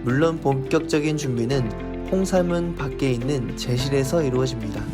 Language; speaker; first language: Korean; native; Korean